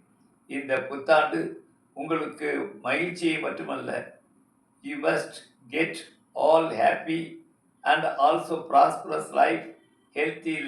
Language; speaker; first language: Tamil; native; Tamil